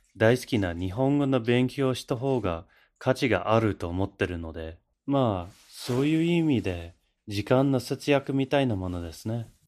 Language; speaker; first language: Japanese; non-native, fluent; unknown